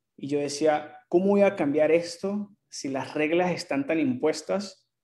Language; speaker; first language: Spanish; native; Spanish